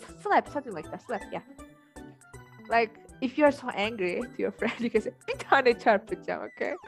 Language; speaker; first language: English; non-native, fluent; Turkish